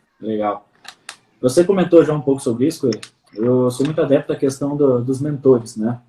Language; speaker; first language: Portuguese; native; Portuguese